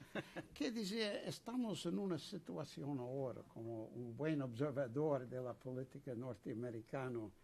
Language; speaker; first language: Spanish; non-native, fluent; English